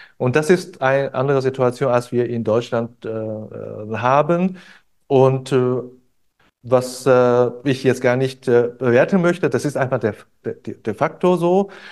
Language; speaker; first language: German; non-native, fluent; Chinese